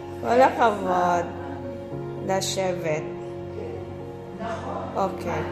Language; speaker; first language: Hebrew; non-native, learner; Filipino